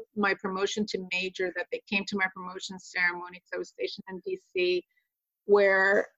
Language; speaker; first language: English; native; English